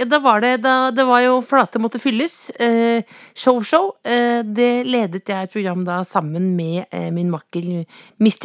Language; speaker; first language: Norwegian; native; Norwegian